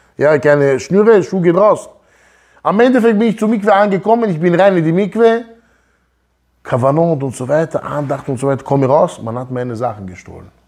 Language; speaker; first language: German; early bilingual, other home language; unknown